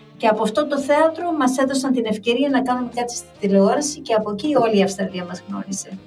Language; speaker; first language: Greek; early bilingual, heritage; Greek